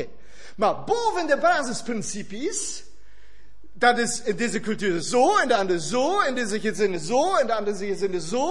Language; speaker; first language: Dutch; non-native, fluent; German